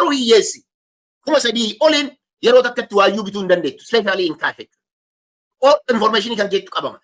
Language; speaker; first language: Oromo; native; Oromo